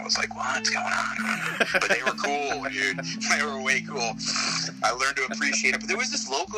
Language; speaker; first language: English; native; English